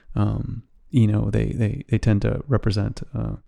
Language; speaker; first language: English; native; English